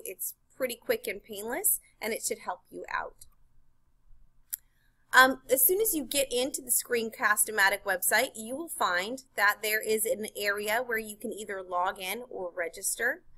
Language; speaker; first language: English; native; English